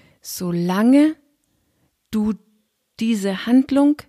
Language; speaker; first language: German; non-native, fluent; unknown